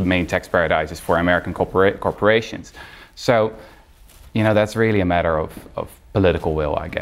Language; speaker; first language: English; non-native, fluent; Dutch